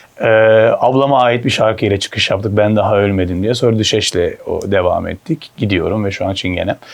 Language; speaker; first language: Turkish; early bilingual, heritage; Turkish